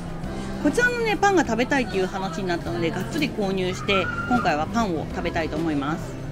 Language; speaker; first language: Japanese; native; Japanese